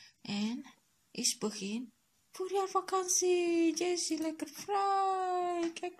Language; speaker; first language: Dutch; non-native, learner; Indonesian